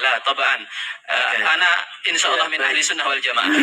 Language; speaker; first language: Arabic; non-native, learner; Indonesian